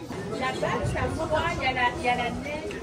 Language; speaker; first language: French; non-native, learner; Spanish